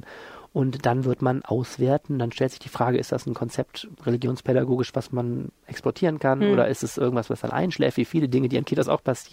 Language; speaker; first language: German; native; German